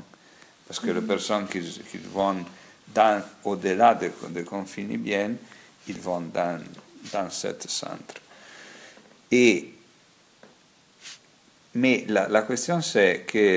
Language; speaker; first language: French; non-native, fluent; Italian